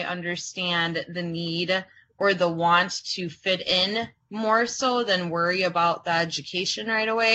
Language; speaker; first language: English; early bilingual, other home language; Croatian